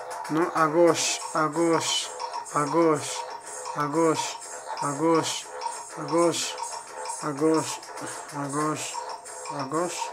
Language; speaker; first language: French; non-native, learner; Spanish